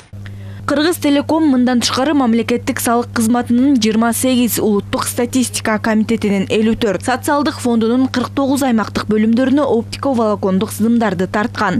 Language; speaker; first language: Kyrgyz; native; Kyrgyz